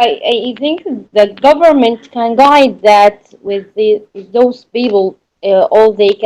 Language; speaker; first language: English; non-native, learner; Arabic